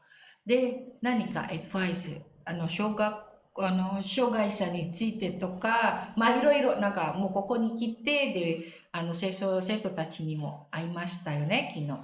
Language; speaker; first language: Japanese; non-native, learner; Indonesian